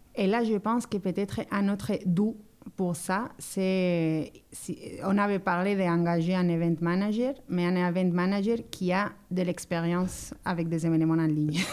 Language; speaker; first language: French; non-native, fluent; Spanish